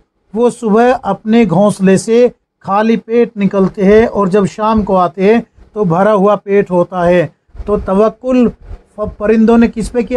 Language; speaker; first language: Urdu; native; Urdu